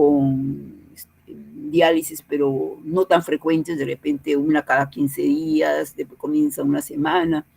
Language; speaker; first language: Spanish; native; Spanish